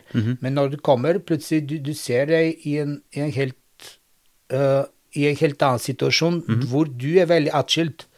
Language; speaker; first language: Norwegian; non-native, fluent; Bulgarian